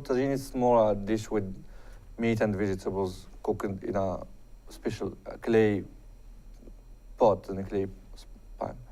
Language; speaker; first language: English; non-native, fluent; Arabic